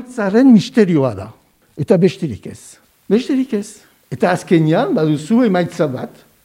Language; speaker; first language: Basque; non-native, local second language; French